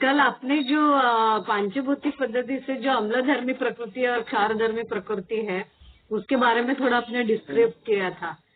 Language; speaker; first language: Hindi; non-native, local second language; Marathi